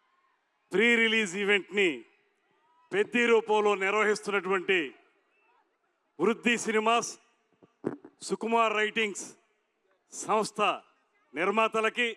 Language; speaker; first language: Telugu; native; Telugu